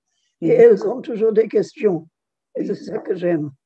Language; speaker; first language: French; non-native, fluent; German